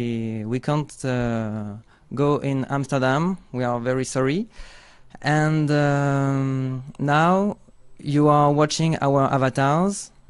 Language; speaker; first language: English; non-native, learner; French